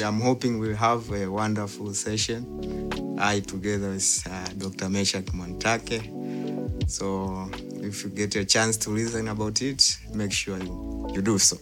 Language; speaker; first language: English; non-native, local second language; Swahili